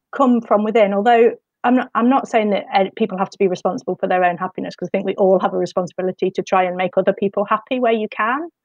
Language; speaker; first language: English; native; English